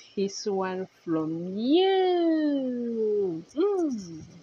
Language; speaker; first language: English; non-native, local second language; Nyankole